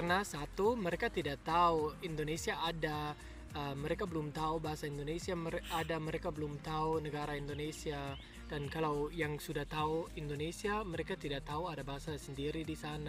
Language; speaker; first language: Indonesian; non-native, fluent; German